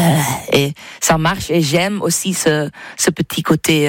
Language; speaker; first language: French; non-native, fluent; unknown